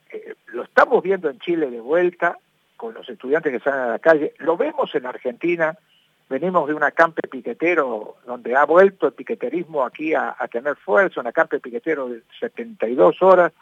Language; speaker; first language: Spanish; native; Spanish